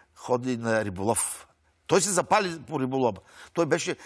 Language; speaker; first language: Bulgarian; native; Bulgarian